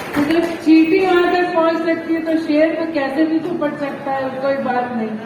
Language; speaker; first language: Hindi; non-native, local second language; Marathi